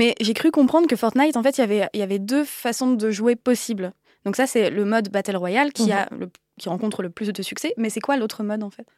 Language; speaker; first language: French; native; French